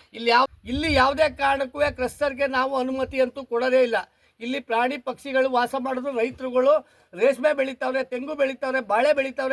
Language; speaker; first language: Kannada; native; Kannada